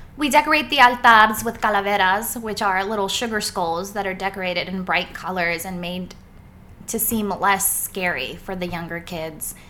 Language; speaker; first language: English; early bilingual, other home language; Spanish